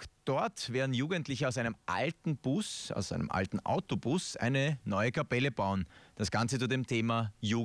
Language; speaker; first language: German; native; German